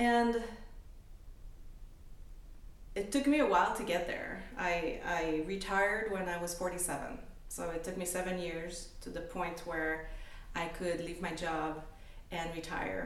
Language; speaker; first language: English; native; English